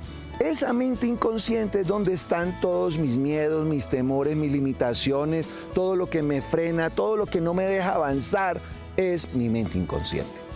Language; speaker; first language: Spanish; native; Spanish